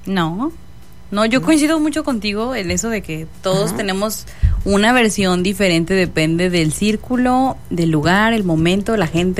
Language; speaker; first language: Spanish; native; Spanish